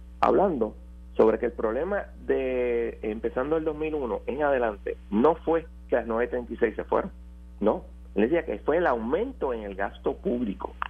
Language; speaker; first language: Spanish; native; Spanish